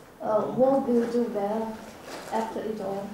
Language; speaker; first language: Danish; non-native, learner; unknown